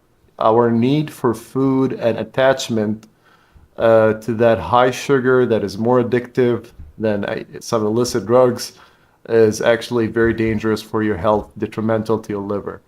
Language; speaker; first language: English; non-native, fluent; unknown